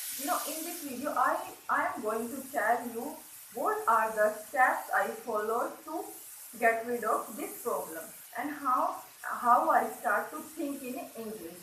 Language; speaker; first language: English; non-native, learner; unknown